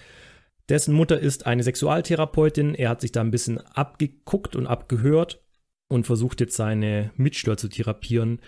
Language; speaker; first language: German; native; German